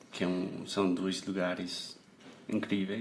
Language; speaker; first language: Portuguese; non-native, fluent; English